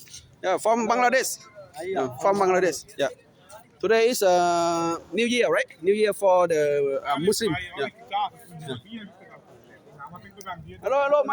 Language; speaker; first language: English; non-native, learner; Lao